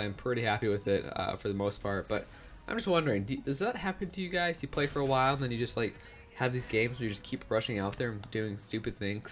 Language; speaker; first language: English; native; English